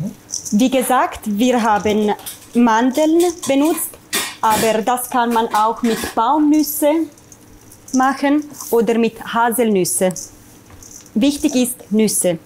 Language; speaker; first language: German; non-native, learner; Italian